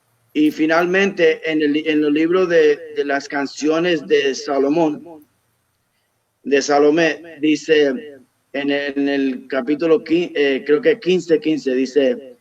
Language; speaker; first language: Spanish; early bilingual, heritage; Spanish